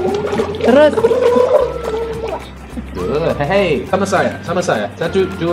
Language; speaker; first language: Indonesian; non-native, learner; English